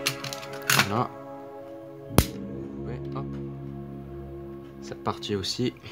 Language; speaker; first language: French; native; French